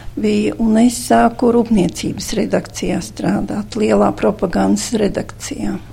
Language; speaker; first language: Latvian; non-native, local second language; Russian